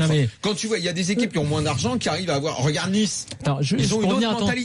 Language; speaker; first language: French; native; French